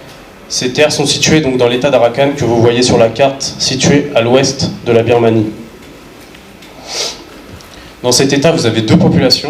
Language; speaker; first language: French; native; French